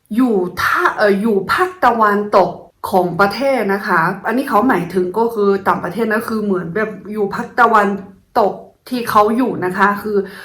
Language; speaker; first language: Thai; non-native, fluent; Chinese